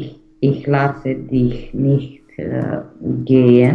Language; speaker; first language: German; non-native, learner; Romanian